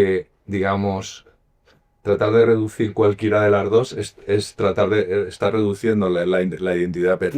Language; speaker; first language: Spanish; native; Spanish